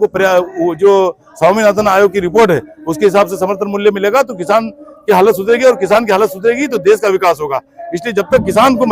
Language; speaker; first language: Hindi; native; Hindi